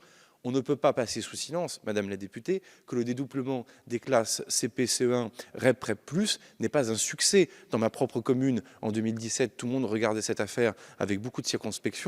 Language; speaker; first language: French; native; French